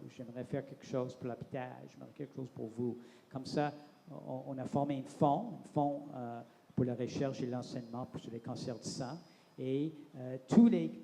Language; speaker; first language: French; non-native, local second language; English